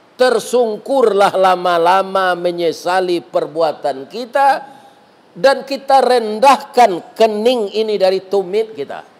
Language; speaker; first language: Malay; non-native, local second language; Minangkabau